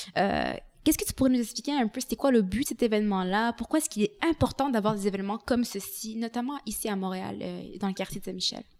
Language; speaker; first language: French; native; French